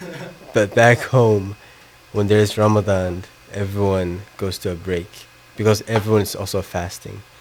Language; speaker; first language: English; non-native, fluent; Somali